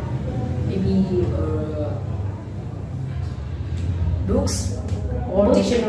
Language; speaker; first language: English; non-native, learner; Vietnamese